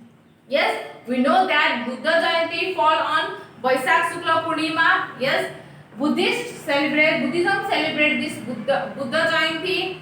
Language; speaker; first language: English; non-native, local second language; Nepali